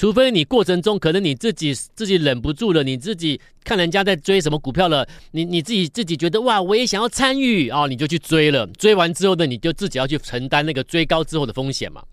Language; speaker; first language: Chinese; native; Chinese